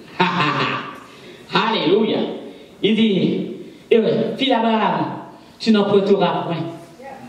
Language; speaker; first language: French; non-native, local second language; Haitian Creole